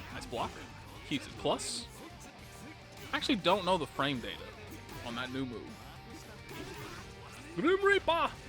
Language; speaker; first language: English; native; English